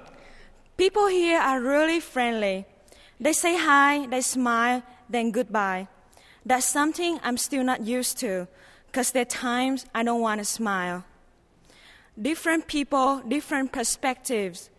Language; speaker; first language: English; non-native, fluent; Vietnamese